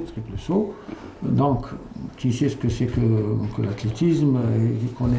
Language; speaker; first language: French; non-native, local second language; Arabic